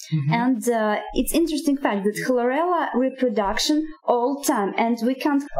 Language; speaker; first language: English; non-native, learner; Russian